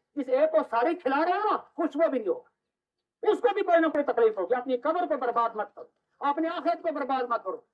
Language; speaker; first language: Urdu; non-native, local second language; Kashmiri